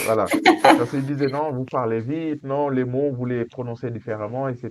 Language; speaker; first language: French; non-native, fluent; Portuguese